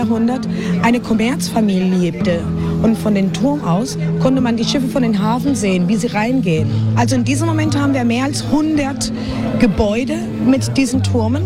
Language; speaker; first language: German; non-native, fluent; Spanish